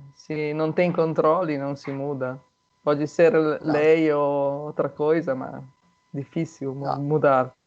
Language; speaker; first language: Portuguese; non-native, fluent; Italian